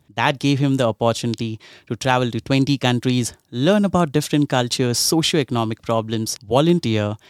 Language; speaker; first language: English; non-native, local second language; Hindi